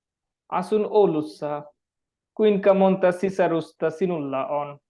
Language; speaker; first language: Finnish; non-native, learner; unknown